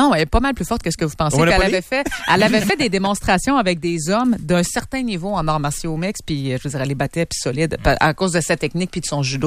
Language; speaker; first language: French; native; French